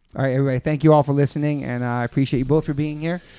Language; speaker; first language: English; native; English